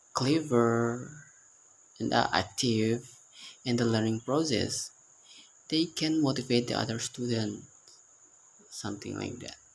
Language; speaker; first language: English; non-native, learner; Indonesian